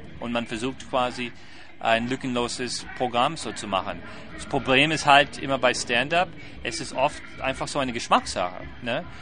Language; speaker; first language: German; non-native, fluent; English